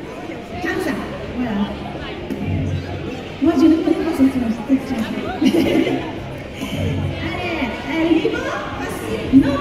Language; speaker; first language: French; non-native, learner; Japanese